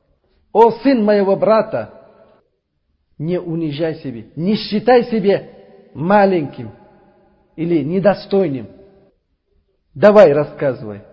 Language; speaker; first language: Russian; non-native, learner; Uzbek